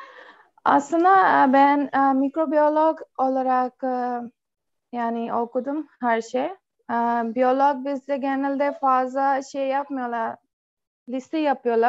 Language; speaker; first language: Turkish; non-native, learner; Urdu